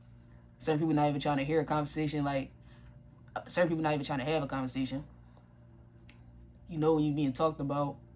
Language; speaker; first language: English; native; English